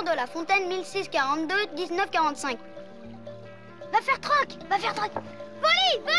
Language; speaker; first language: French; native; French